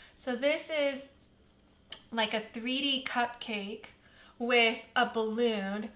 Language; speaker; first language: English; native; English